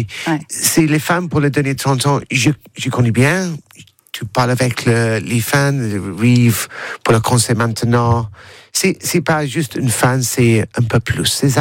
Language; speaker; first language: French; non-native, learner; English